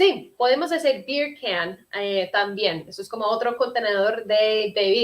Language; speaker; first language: Spanish; non-native, fluent; English